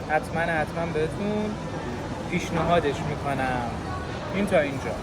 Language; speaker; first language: Persian; native; Persian